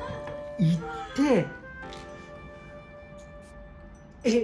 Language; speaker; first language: Japanese; native; Japanese